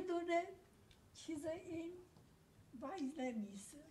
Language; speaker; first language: Persian; early bilingual, other home language; Polish